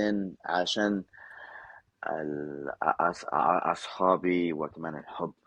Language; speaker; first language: Arabic; non-native, learner; Spanish